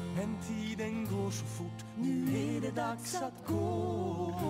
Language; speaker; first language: Swedish; early bilingual, other home language; German